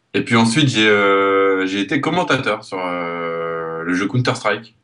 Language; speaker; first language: French; native; French